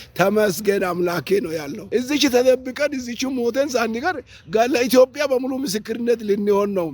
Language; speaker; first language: Amharic; non-native, local second language; Oromo